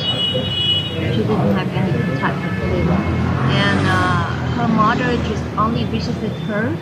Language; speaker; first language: English; non-native, fluent; Vietnamese